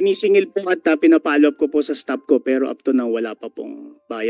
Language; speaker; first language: Filipino; native; Filipino